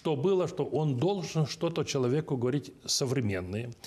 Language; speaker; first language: Russian; non-native, local second language; Romanian